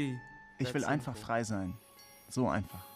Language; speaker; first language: German; native; German